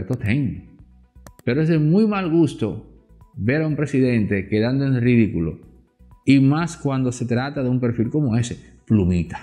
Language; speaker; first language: Spanish; native; Spanish